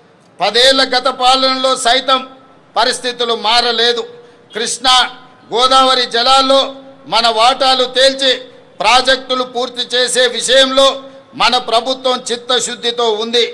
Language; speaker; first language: Telugu; native; Telugu